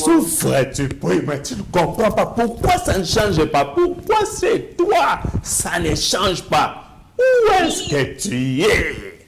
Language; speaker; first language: French; non-native, local second language; Lingala